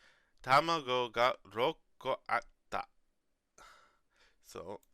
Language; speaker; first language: Japanese; non-native, learner; English